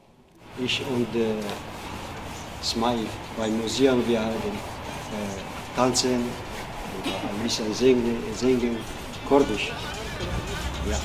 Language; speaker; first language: German; non-native, learner; Kurdish